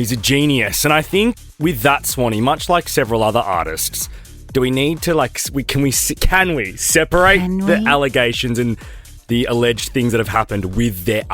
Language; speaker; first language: English; native; English